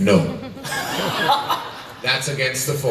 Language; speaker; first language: English; non-native, local second language; Hindi